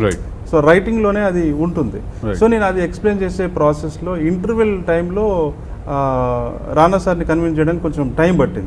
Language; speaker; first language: Telugu; native; Telugu